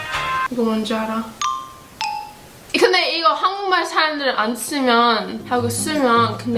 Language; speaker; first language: Korean; early bilingual, heritage; English